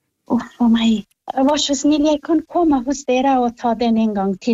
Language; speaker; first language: Norwegian; non-native, fluent; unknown